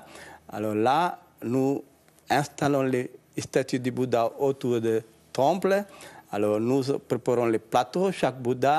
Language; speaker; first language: French; non-native, learner; Sinhala